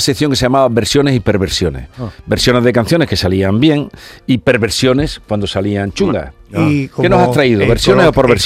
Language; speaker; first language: Spanish; native; Spanish